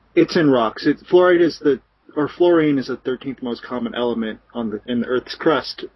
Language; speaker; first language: English; native; English